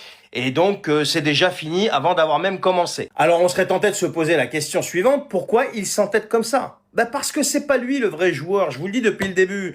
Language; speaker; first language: French; native; French